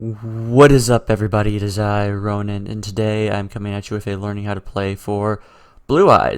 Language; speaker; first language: English; native; English